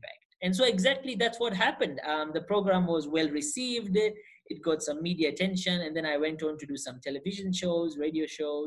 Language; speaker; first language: English; non-native, local second language; Gujarati